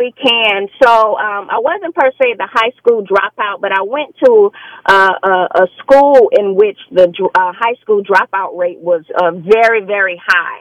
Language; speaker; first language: English; native; English